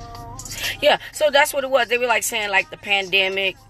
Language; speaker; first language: English; native; English